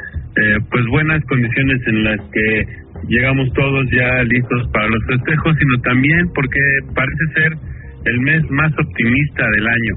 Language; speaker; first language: Spanish; native; Spanish